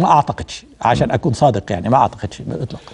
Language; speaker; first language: Arabic; native; Arabic